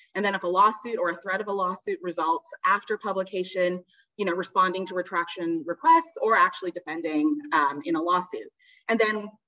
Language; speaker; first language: English; native; English